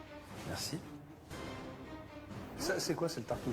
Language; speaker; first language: French; native; French